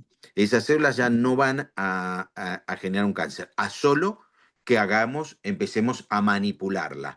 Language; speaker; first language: Spanish; native; Spanish